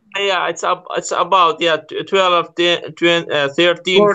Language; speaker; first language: English; non-native, learner; Kurdish